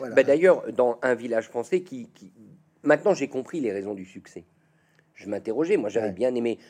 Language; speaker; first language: French; native; French